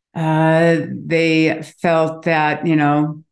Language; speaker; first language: English; native; English